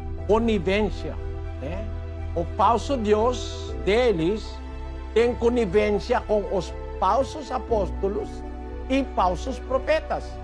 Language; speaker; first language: Portuguese; non-native, local second language; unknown